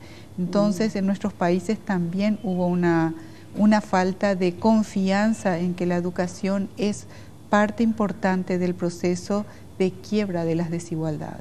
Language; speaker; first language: Spanish; native; Spanish